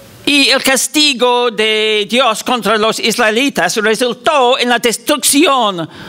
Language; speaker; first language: Spanish; non-native, fluent; English